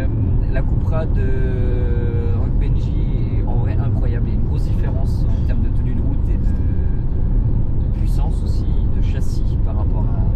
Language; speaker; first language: French; native; French